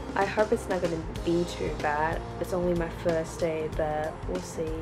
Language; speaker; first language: English; early bilingual, other home language; Chinese